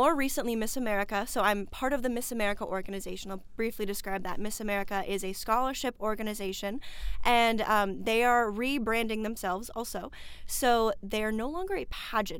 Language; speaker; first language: English; native; English